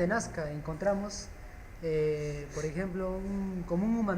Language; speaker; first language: Spanish; native; Spanish